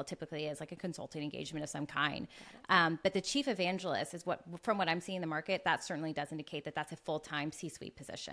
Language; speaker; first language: English; native; English